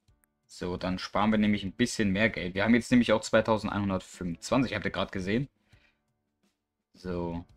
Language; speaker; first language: German; native; German